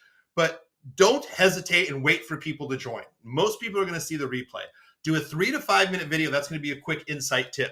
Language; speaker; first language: English; native; English